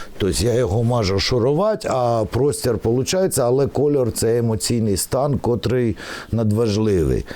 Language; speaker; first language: Ukrainian; non-native, local second language; Russian